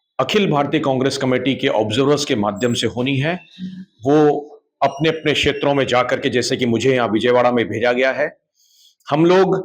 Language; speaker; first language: Hindi; native; Hindi